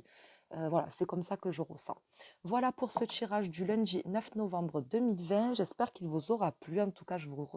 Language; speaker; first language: French; native; French